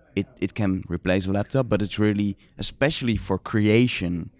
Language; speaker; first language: English; non-native, fluent; Dutch